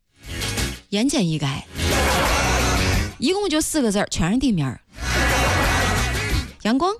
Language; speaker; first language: Chinese; native; Chinese